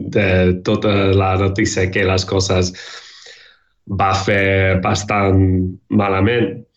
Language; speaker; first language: Catalan; non-native, learner; English